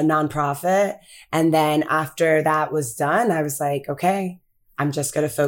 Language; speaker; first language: English; early bilingual, other home language; Akan